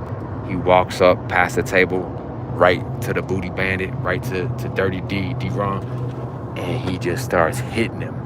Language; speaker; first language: English; native; English